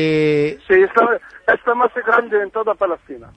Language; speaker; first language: Spanish; non-native, fluent; Arabic